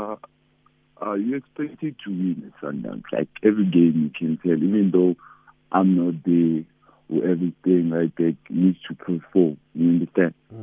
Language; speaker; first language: English; non-native, local second language; Venda